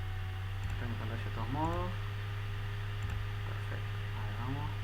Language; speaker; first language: Spanish; native; Spanish